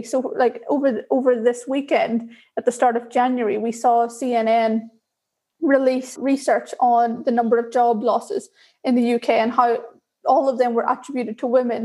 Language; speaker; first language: English; native; English